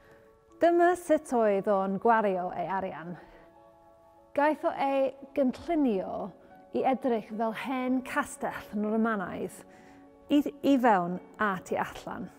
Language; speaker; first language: Welsh; non-native, learner; English